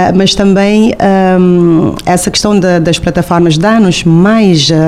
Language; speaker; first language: Portuguese; non-native, local second language; Kabuverdianu